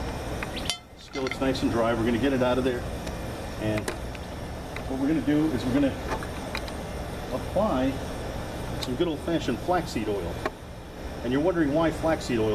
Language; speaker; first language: English; native; English